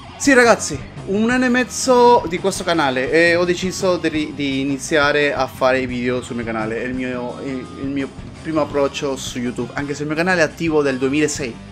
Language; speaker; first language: Italian; non-native, fluent; Spanish